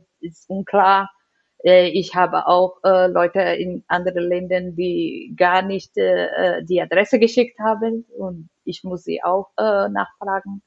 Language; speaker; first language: German; non-native, learner; Portuguese